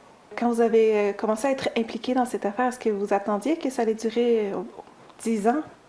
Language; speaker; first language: French; native; French